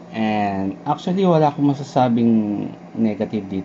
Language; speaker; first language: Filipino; native; Filipino